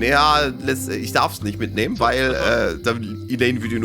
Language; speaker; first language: German; native; German